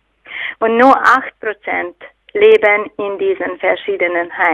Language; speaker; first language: German; non-native, fluent; Hungarian